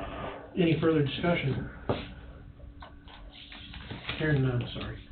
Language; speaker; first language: English; native; English